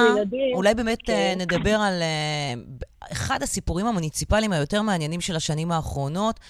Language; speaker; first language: Hebrew; native; Hebrew